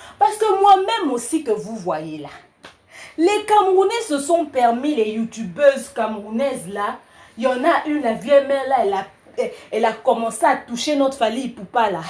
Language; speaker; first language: French; non-native, local second language; Lingala